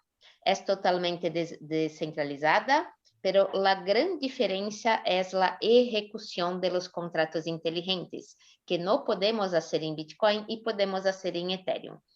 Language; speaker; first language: Spanish; non-native, fluent; Portuguese